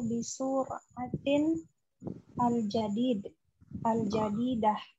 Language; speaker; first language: Arabic; non-native, learner; Indonesian